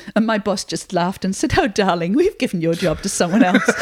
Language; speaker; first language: English; non-native, local second language; French